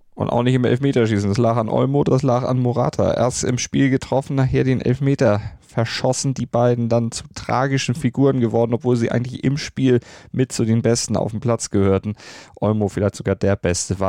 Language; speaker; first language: German; native; German